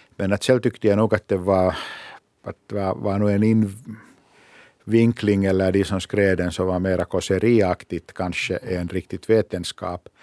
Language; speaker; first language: Swedish; non-native, local second language; Finnish